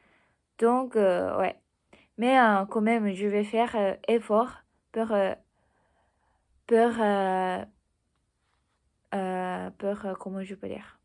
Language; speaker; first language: French; non-native, learner; Japanese